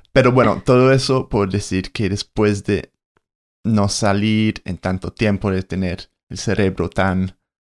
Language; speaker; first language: Spanish; non-native, fluent; English